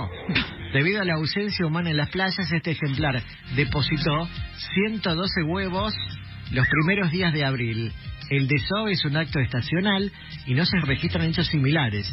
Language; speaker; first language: Spanish; native; Spanish